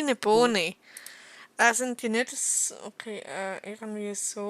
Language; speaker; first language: German; native; German